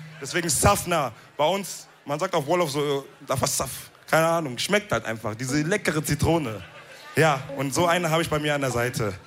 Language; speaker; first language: German; early bilingual, other home language; Wolof